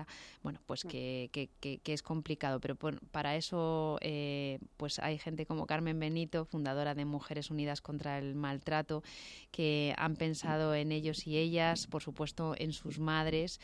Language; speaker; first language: Spanish; native; Spanish